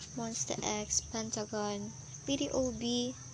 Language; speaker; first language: English; non-native, local second language; Filipino